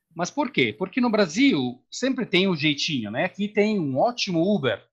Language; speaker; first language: Portuguese; non-native, fluent; Italian